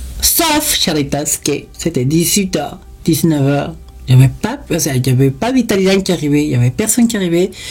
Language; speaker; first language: French; non-native, fluent; Spanish